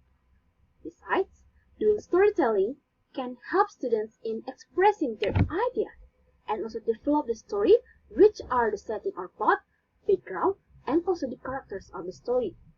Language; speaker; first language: English; non-native, learner; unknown